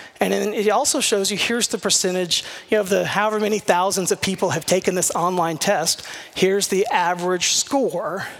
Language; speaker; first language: English; native; English